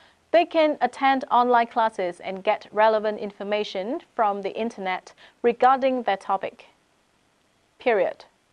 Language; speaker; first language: English; non-native, fluent; Vietnamese